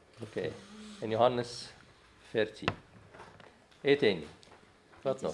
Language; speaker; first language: Dutch; non-native, fluent; Arabic